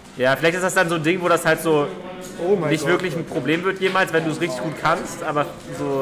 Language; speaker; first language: German; native; German